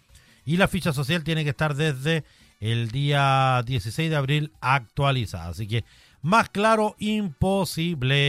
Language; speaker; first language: Spanish; native; Spanish